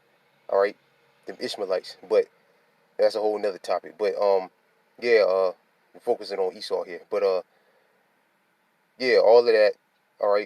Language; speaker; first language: English; native; English